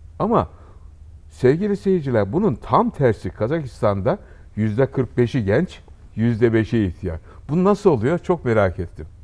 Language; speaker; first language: Turkish; native; Turkish